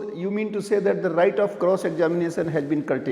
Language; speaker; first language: English; non-native, local second language; Hindi